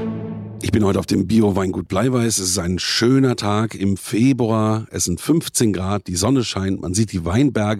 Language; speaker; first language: German; native; German